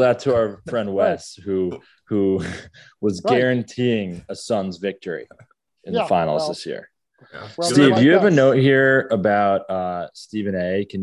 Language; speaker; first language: English; native; English